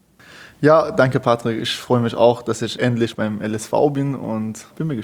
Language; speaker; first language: German; non-native, learner; Persian